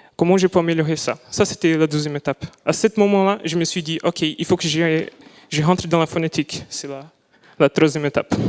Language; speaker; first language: French; non-native, fluent; Portuguese